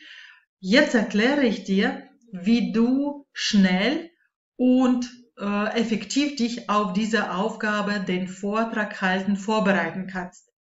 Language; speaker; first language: German; non-native, fluent; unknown